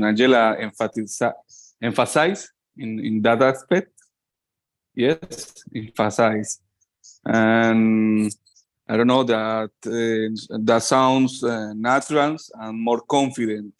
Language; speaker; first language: English; non-native, learner; Spanish